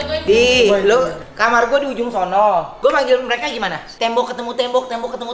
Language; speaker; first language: Indonesian; native; Indonesian